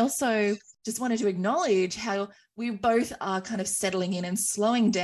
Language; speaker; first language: English; native; English